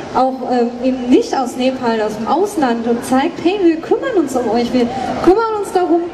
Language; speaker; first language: German; native; German